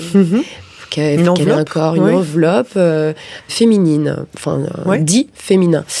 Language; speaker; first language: French; native; French